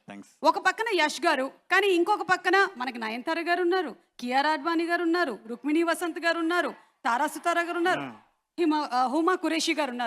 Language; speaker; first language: Telugu; native; Telugu